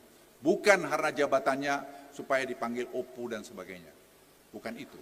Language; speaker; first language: Indonesian; native; Indonesian